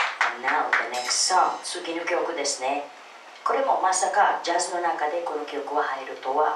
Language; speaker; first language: Japanese; non-native, fluent; Filipino